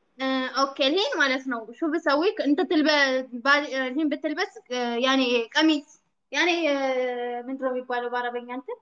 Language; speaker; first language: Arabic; non-native, learner; Amharic